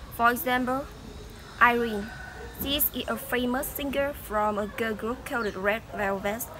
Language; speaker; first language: English; non-native, fluent; Vietnamese